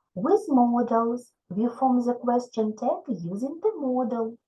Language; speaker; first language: English; non-native, fluent; Ukrainian